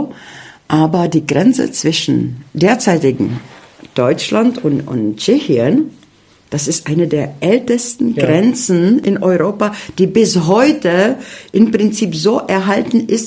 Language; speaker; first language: German; early bilingual, heritage; German